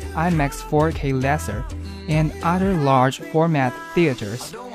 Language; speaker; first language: English; non-native, fluent; Chinese